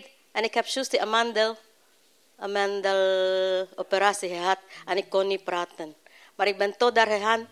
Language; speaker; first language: Dutch; non-native, learner; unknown